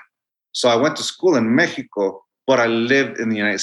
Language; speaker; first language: English; non-native, fluent; Spanish